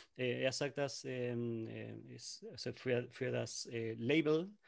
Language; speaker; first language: German; non-native, learner; Spanish